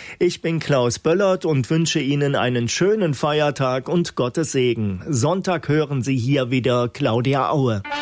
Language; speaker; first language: German; native; German